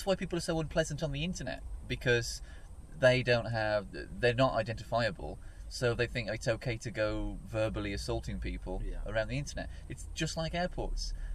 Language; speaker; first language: English; native; English